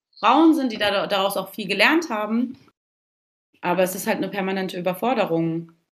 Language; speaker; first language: German; early bilingual, other home language; Turkish